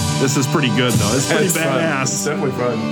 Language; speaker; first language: English; native; English